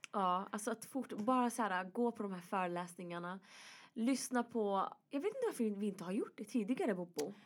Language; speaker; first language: Swedish; early bilingual, other home language; Arabic